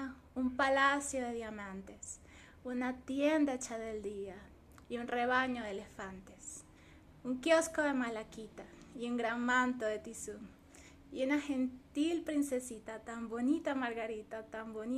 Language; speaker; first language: English; non-native, fluent; Spanish